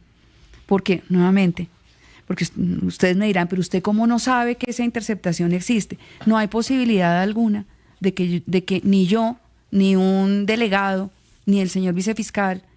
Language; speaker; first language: Spanish; native; Spanish